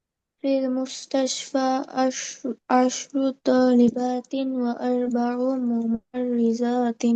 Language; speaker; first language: Arabic; non-native, learner; Bangla